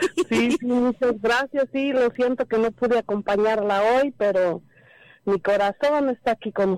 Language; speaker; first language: Spanish; native; Spanish